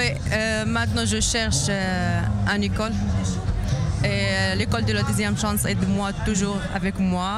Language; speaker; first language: French; non-native, learner; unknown